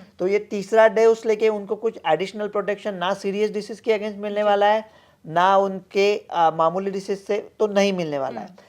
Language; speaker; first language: Hindi; non-native, local second language; Marathi